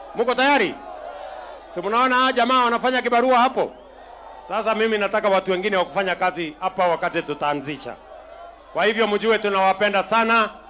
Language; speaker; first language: Swahili; non-native, local second language; Kalenjin